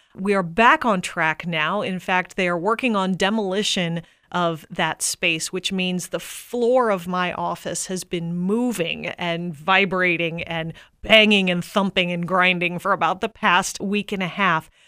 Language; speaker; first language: English; native; English